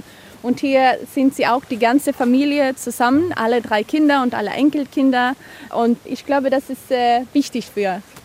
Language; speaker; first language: German; non-native, fluent; Swedish